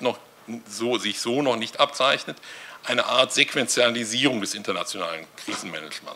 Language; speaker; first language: German; native; German